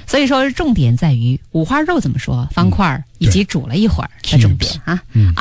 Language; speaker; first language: Chinese; native; Chinese